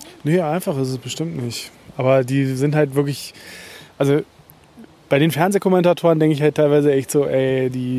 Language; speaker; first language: German; native; German